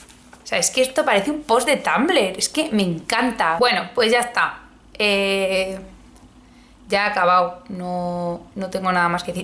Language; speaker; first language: Spanish; native; Spanish